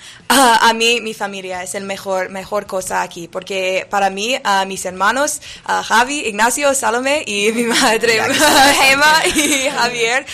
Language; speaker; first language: Spanish; non-native, learner; English